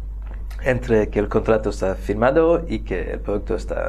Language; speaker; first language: Spanish; non-native, fluent; French